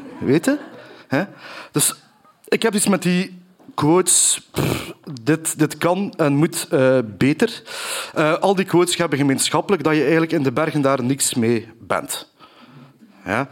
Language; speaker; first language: Dutch; native; Dutch